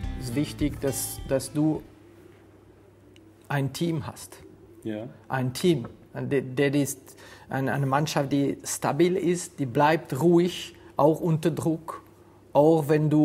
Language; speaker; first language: German; non-native, fluent; French